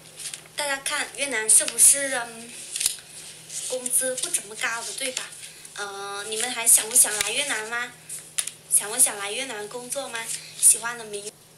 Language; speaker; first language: Chinese; non-native, fluent; Vietnamese